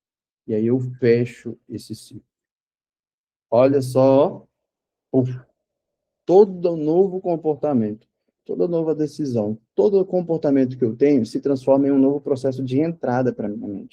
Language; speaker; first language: Portuguese; native; Portuguese